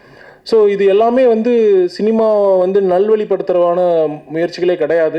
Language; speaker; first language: Tamil; native; Tamil